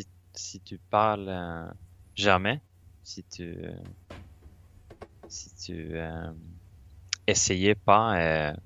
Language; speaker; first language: French; non-native, learner; Swedish